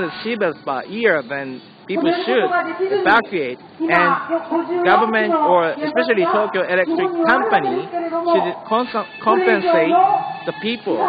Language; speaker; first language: English; non-native, learner; Japanese